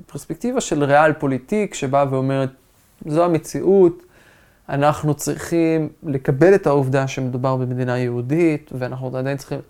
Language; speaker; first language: Hebrew; non-native, local second language; Arabic